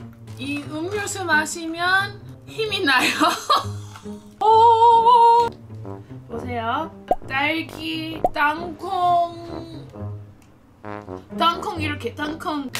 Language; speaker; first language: Korean; non-native, learner; English